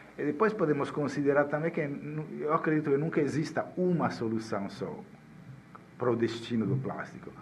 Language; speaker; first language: Portuguese; non-native, fluent; Italian